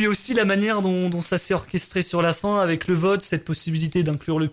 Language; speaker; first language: French; native; French